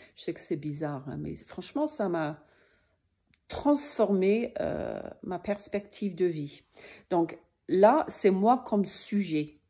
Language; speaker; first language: French; native; French